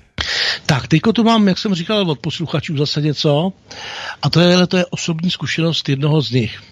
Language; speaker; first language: Czech; native; Czech